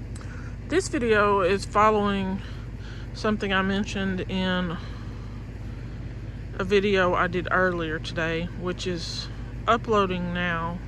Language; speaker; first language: English; native; English